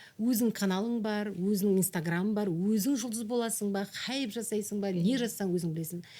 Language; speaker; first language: Kazakh; native; Kazakh